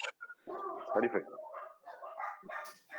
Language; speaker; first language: Spanish; native; Spanish